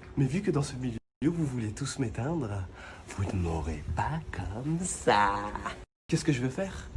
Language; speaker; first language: French; native; French